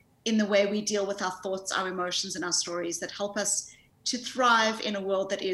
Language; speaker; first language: English; native; English